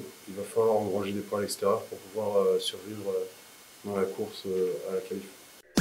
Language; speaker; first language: French; native; French